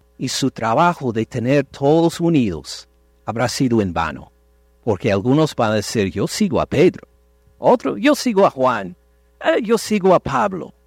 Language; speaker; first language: Spanish; non-native, fluent; English